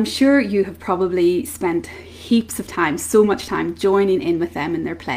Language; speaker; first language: English; native; English